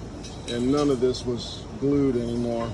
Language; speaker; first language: English; native; English